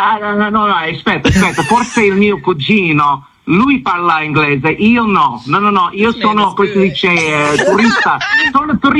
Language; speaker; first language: Italian; non-native, learner; English